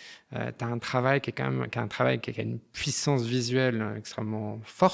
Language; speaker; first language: French; native; French